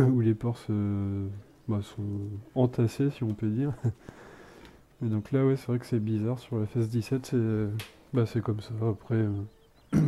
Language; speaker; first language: French; native; French